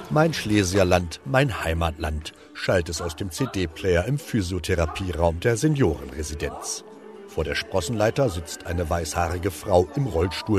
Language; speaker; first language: German; native; German